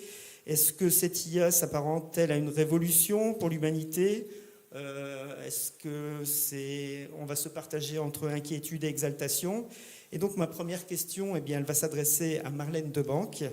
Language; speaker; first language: French; native; French